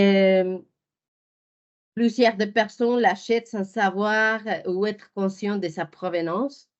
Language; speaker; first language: French; non-native, fluent; Spanish